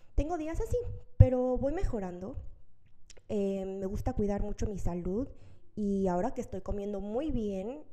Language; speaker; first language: Spanish; early bilingual, other home language; Korean